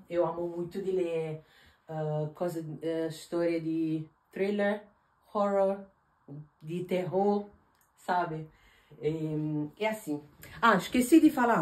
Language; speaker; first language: Portuguese; non-native, fluent; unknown